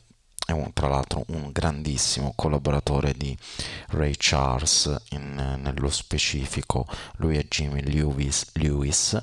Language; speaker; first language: Italian; native; Italian